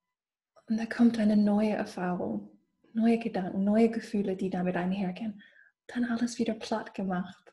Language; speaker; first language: German; non-native, fluent; English